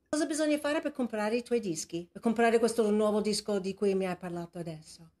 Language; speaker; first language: Italian; non-native, fluent; English